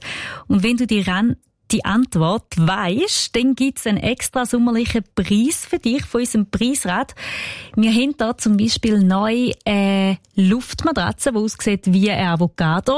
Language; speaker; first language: German; native; German